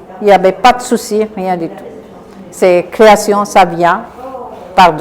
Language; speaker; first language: French; non-native, learner; Bangla